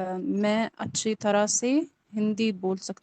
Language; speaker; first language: Hindi; non-native, learner; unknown